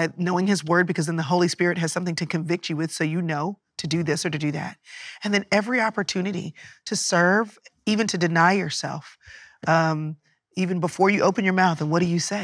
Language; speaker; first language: English; native; English